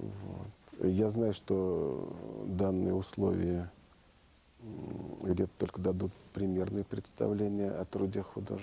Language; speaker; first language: Russian; native; Russian